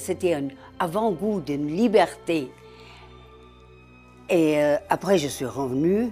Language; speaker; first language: French; non-native, fluent; German